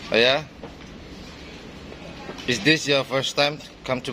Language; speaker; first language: English; non-native, fluent; Indonesian